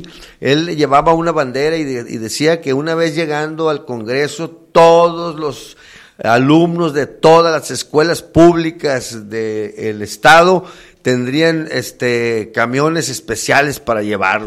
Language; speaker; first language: Spanish; native; Spanish